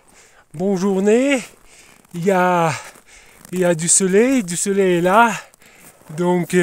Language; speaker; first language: French; non-native, learner; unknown